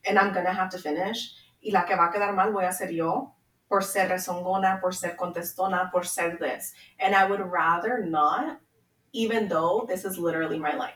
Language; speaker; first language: English; early bilingual, other home language; Spanish